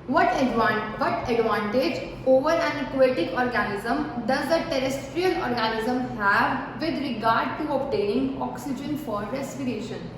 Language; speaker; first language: English; non-native, local second language; Hindi